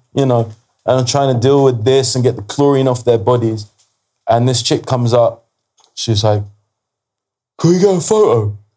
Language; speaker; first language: English; native; English